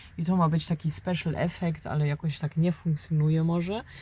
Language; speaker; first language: Polish; early bilingual, heritage; German